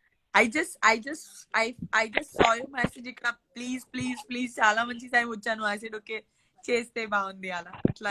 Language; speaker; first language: Telugu; non-native, learner; Gujarati